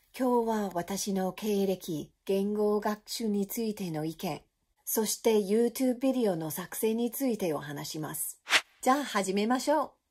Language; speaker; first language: Japanese; non-native, learner; English